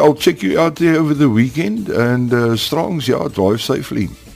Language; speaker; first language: English; non-native, local second language; Afrikaans